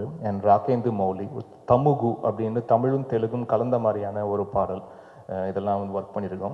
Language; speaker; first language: Tamil; native; Tamil